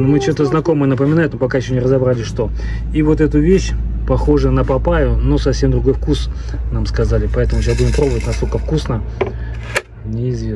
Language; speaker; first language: Russian; native; Russian